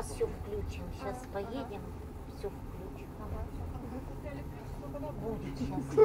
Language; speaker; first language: Russian; native; Russian